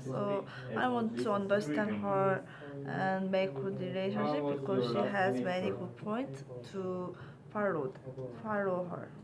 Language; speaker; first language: English; non-native, learner; Korean